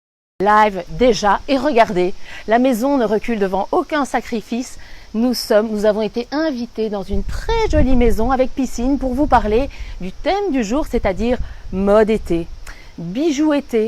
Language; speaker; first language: French; native; French